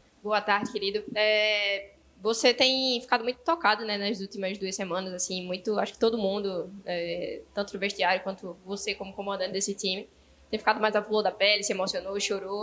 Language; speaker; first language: Portuguese; native; Portuguese